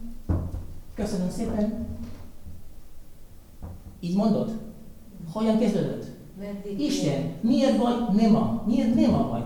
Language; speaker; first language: Hungarian; non-native, learner; Spanish